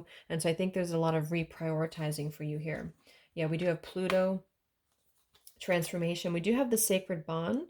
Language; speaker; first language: English; native; English